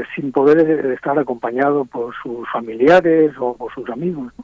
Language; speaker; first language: Spanish; native; Spanish